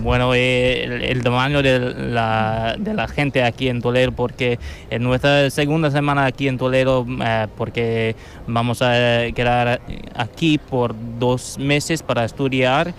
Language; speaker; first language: Spanish; non-native, learner; English